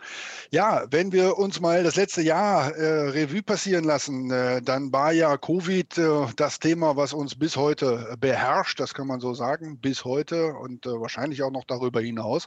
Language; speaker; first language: German; native; German